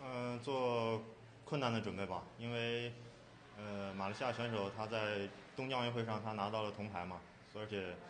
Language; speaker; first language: Chinese; native; Chinese